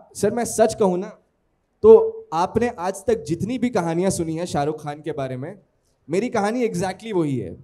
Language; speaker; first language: Hindi; non-native, local second language; Telugu